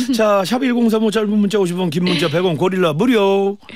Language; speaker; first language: Korean; native; Korean